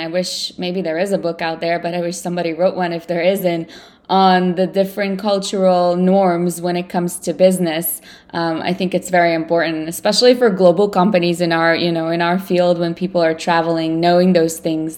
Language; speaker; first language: English; non-native, fluent; Russian